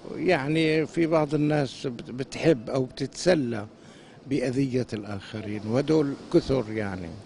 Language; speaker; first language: Arabic; native; Arabic